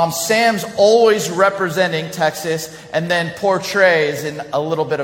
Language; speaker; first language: English; native; English